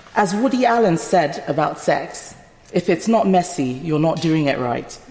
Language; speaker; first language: English; non-native, local second language; Yoruba